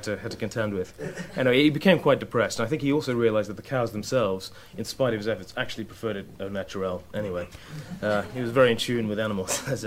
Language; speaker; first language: English; native; English